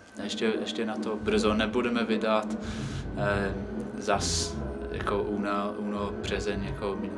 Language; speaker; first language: Czech; non-native, fluent; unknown